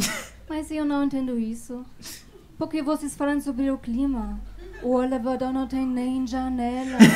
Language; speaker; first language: Portuguese; non-native, fluent; German